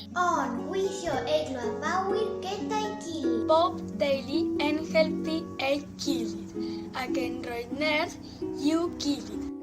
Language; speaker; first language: Welsh; non-native, learner; Spanish